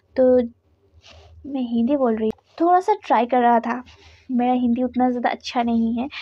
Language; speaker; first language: Hindi; non-native, local second language; Bangla